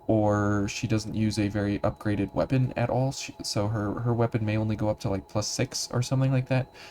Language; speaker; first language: English; native; English